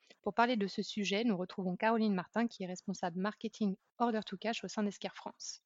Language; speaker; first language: French; native; French